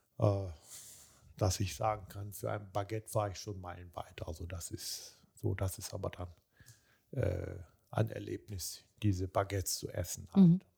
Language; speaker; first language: German; early bilingual, other home language; Turkish